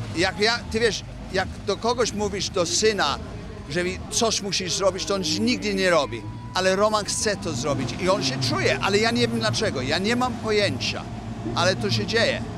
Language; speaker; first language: Polish; early bilingual, heritage; Polish